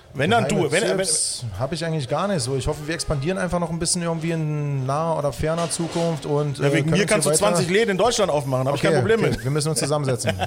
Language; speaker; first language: German; native; German